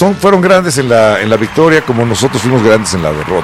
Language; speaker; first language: Spanish; native; Spanish